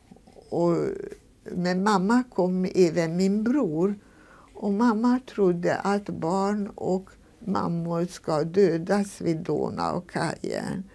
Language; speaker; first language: Swedish; non-native, fluent; Hungarian